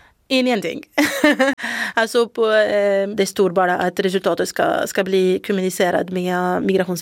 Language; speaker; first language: Swedish; non-native, fluent; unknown